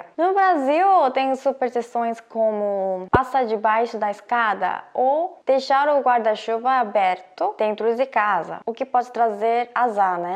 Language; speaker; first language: Portuguese; non-native, fluent; Korean